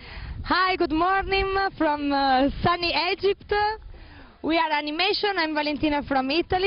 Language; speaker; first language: English; non-native, learner; Italian